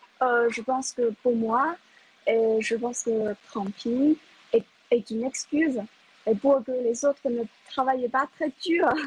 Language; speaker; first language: French; non-native, fluent; Chinese